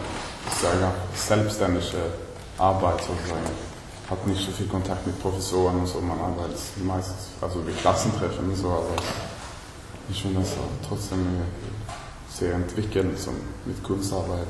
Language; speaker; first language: German; non-native, learner; Swedish